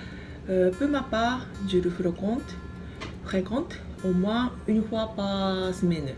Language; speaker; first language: French; non-native, fluent; Japanese